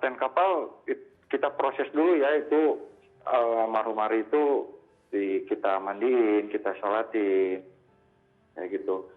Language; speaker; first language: Indonesian; native; Indonesian